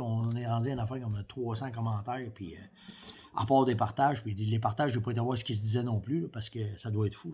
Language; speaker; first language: French; native; French